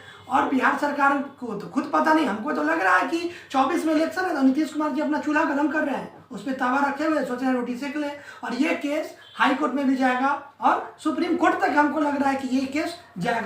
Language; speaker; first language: Hindi; native; Hindi